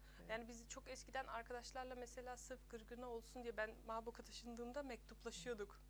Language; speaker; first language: Turkish; early bilingual, heritage; Turkish